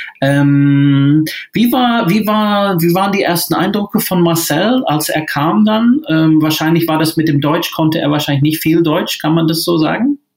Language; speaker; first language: German; non-native, fluent; English